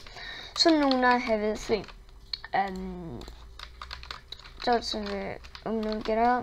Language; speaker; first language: Icelandic; non-native, learner; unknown